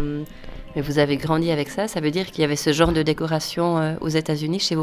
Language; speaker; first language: French; native; French